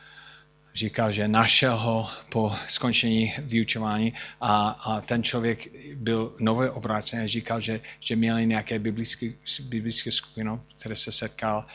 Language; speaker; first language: Czech; non-native, fluent; English